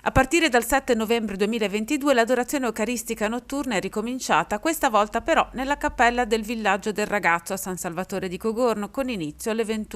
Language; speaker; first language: Italian; native; Italian